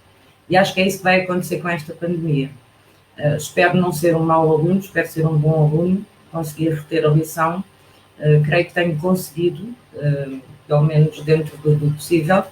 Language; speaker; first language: Portuguese; native; Portuguese